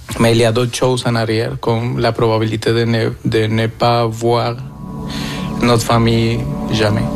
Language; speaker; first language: French; non-native, fluent; Spanish